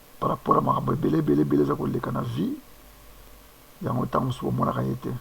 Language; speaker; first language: Lingala; non-native, local second language; Kongo